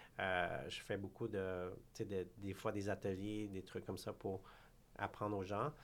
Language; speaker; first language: French; early bilingual, other home language; Khmer